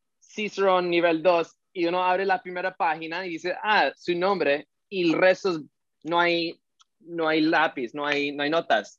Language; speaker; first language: Spanish; early bilingual, heritage; Spanish